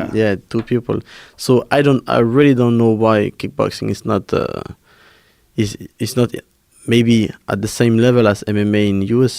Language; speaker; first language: English; non-native, fluent; French